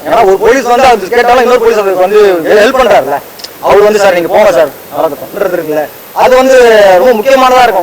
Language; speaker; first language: Tamil; native; Tamil